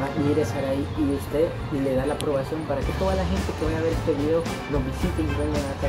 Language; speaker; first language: Spanish; native; Spanish